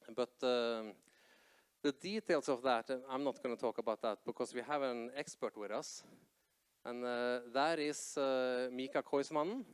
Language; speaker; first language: English; non-native, fluent; Norwegian